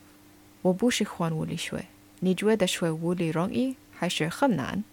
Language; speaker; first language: Chinese; non-native, learner; English